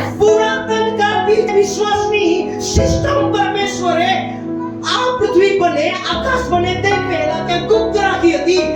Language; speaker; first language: Gujarati; non-native, local second language; Gamit